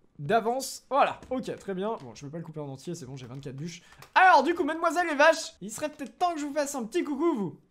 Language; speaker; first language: French; native; French